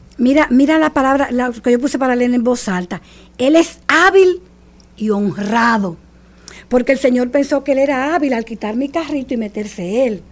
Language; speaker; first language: Spanish; native; Spanish